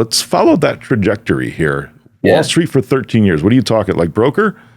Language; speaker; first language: English; native; English